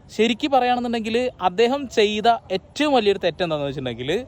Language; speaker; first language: Malayalam; native; Malayalam